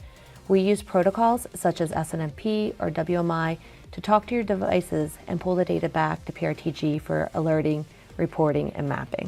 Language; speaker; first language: English; native; English